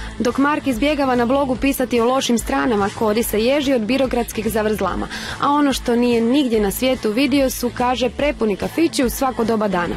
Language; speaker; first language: Croatian; native; Croatian